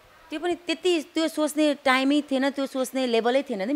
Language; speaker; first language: Nepali; native; Nepali